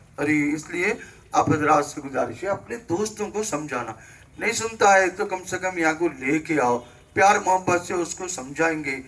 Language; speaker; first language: Urdu; native; Urdu